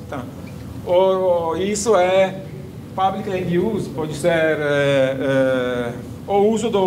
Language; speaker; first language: Portuguese; non-native, fluent; Italian